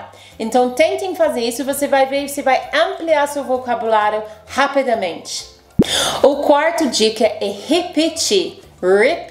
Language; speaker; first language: Portuguese; non-native, fluent; English